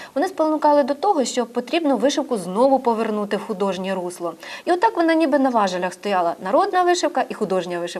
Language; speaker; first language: Ukrainian; native; Ukrainian